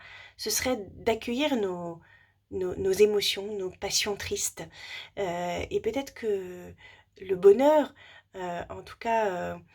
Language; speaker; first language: French; native; French